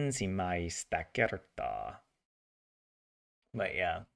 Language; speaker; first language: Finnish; non-native, learner; English